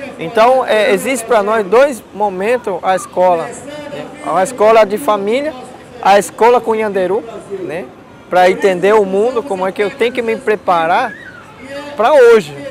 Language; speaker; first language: Portuguese; non-native, local second language; Guarani